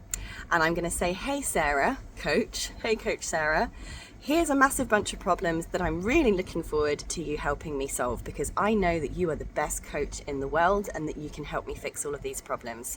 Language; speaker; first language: English; native; English